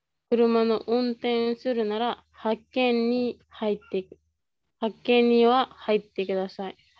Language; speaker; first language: Japanese; non-native, learner; Indonesian